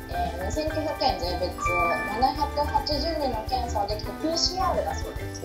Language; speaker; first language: Japanese; native; Japanese